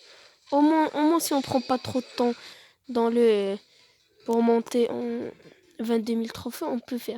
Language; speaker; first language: French; native; French